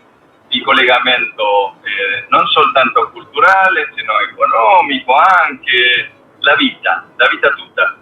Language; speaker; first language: Italian; non-native, learner; Spanish